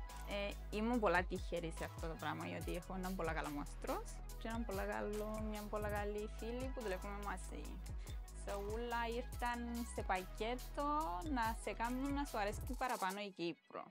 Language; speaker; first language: Greek; non-native, fluent; Romanian